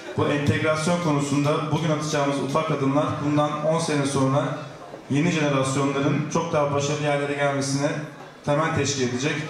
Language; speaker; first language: Turkish; native; Turkish